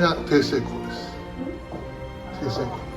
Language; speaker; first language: Japanese; native; Japanese